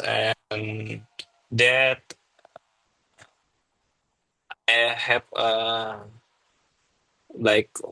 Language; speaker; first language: English; non-native, learner; Indonesian